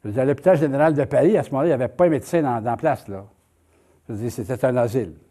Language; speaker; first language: French; native; French